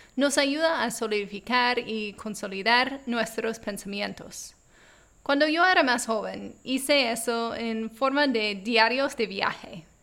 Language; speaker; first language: Spanish; non-native, fluent; English